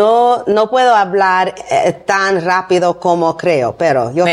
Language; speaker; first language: Spanish; non-native, learner; English